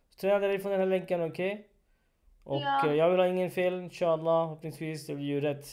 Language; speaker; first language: Swedish; non-native, fluent; Urdu